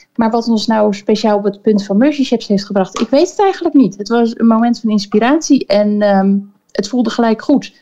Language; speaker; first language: Dutch; native; Dutch